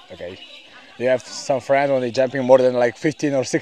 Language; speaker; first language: English; non-native, learner; Polish